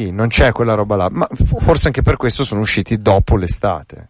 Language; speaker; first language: Italian; native; Italian